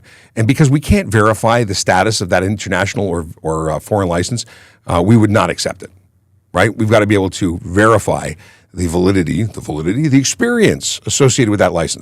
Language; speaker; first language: English; native; English